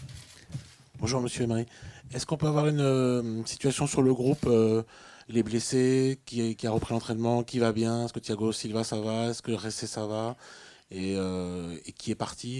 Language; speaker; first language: French; native; French